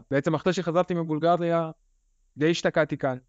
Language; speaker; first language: Hebrew; early bilingual, other home language; Russian